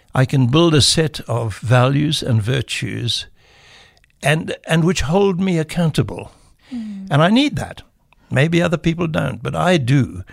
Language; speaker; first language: English; native; English